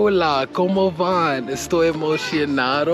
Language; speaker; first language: Spanish; non-native, learner; English